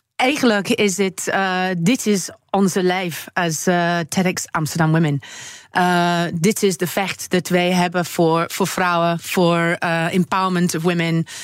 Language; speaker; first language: Dutch; non-native, learner; English